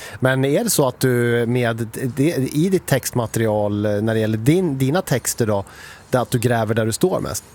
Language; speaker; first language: Swedish; native; Swedish